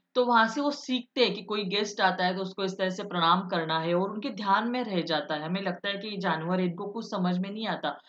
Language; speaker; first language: Hindi; non-native, local second language; Marathi